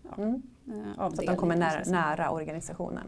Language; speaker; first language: Swedish; native; Swedish